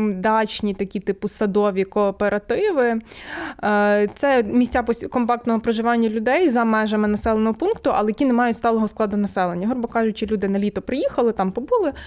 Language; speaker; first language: Ukrainian; native; Ukrainian